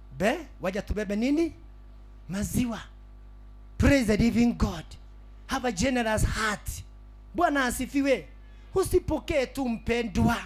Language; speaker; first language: Swahili; native; Swahili